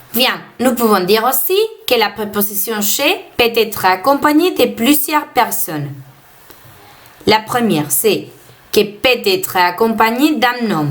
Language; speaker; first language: French; non-native, fluent; Spanish